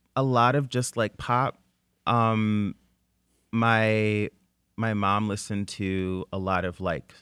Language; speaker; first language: English; native; English